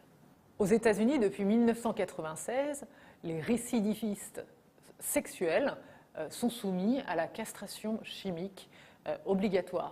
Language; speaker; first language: French; native; French